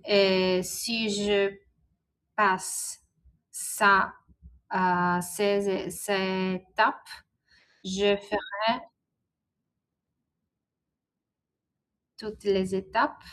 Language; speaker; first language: French; non-native, learner; Italian